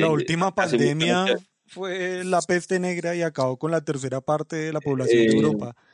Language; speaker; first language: Spanish; native; Spanish